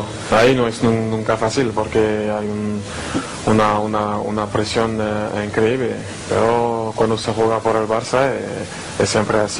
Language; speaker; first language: Spanish; non-native, fluent; French